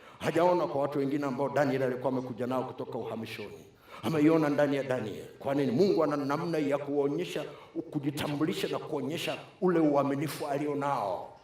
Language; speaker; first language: Swahili; native; Swahili